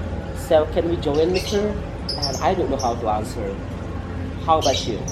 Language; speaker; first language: English; non-native, fluent; Indonesian